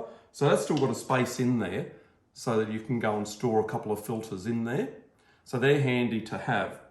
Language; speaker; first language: English; native; English